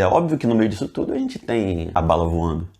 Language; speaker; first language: Portuguese; native; Portuguese